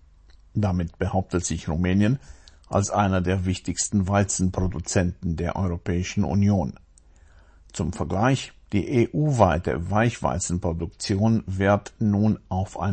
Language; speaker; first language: German; native; German